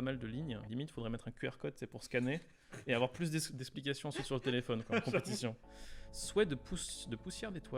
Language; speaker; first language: French; native; French